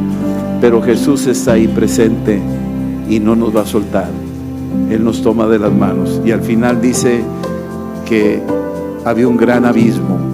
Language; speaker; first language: Spanish; native; Spanish